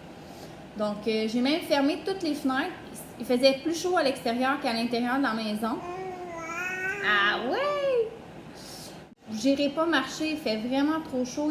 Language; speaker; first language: French; native; French